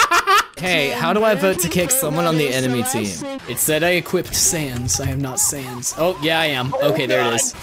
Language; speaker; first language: English; native; English